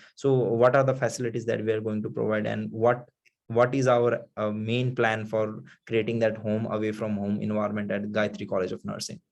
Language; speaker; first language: English; non-native, local second language; Nepali